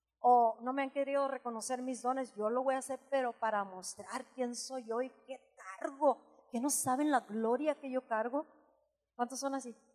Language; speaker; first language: Spanish; early bilingual, heritage; Spanish